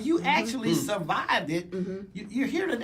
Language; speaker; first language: English; native; English